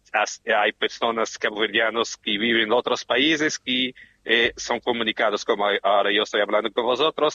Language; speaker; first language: Spanish; non-native, fluent; Portuguese